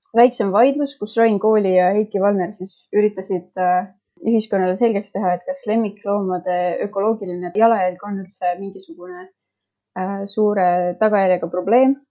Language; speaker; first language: Estonian; native; Estonian